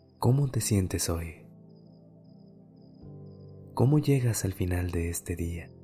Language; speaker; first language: Spanish; native; Spanish